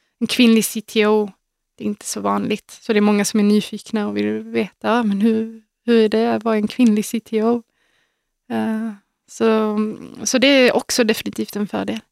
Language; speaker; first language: Swedish; native; Swedish